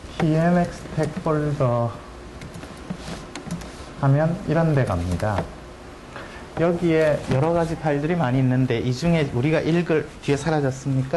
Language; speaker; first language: Korean; native; Korean